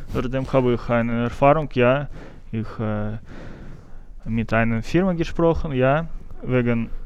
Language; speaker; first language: German; non-native, learner; Russian